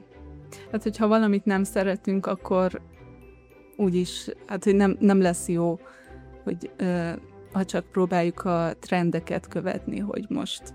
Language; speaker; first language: Hungarian; early bilingual, heritage; Hungarian